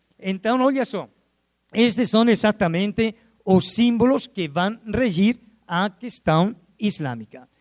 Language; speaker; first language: Portuguese; non-native, fluent; Spanish